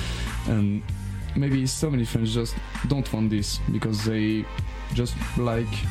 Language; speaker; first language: English; non-native, learner; French